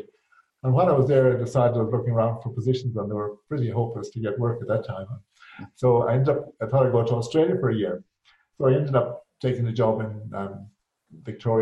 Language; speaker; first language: English; native; English